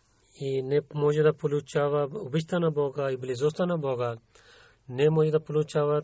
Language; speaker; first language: Bulgarian; non-native, learner; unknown